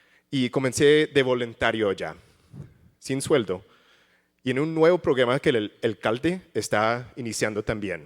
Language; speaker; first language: Spanish; early bilingual, heritage; English